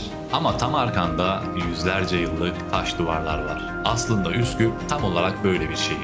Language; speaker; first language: Turkish; native; Turkish